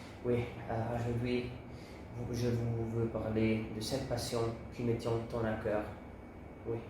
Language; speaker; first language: French; non-native, learner; Italian